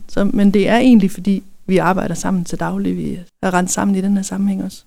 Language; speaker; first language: Danish; native; Danish